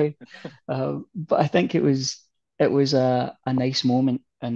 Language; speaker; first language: English; native; English